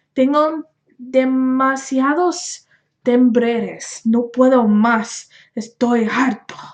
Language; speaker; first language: Spanish; early bilingual, heritage; Spanish